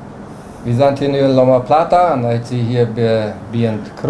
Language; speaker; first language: German; non-native, local second language; Plautdietsch